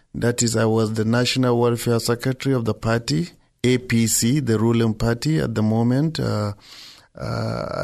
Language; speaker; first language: English; non-native, local second language; Hausa